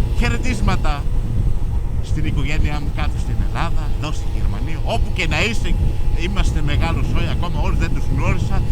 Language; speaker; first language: Greek; early bilingual, heritage; Greek